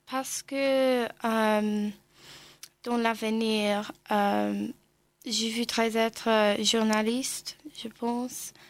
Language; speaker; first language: French; non-native, learner; English